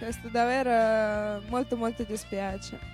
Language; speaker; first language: Italian; non-native, learner; Russian